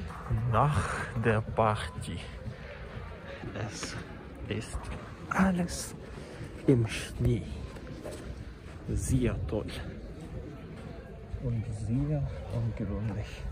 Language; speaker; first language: German; non-native, learner; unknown